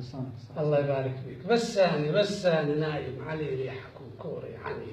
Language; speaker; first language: Arabic; native; Arabic